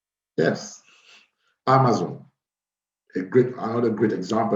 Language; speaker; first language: English; non-native, fluent; French